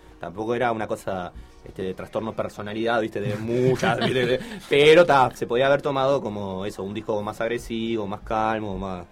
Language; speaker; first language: Spanish; native; Spanish